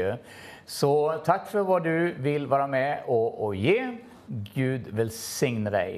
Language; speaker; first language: Swedish; native; Swedish